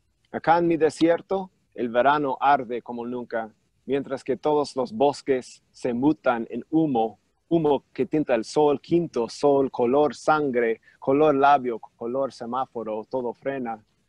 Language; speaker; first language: Spanish; non-native, fluent; English